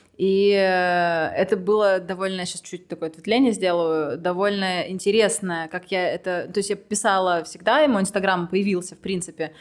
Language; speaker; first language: Russian; native; Russian